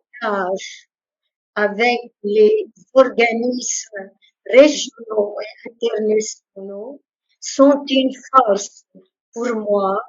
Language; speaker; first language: French; non-native, local second language; Arabic